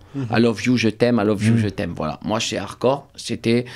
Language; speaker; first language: French; native; French